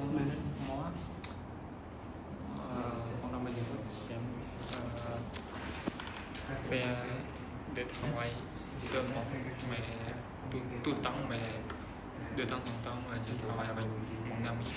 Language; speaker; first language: French; non-native, learner; Khmer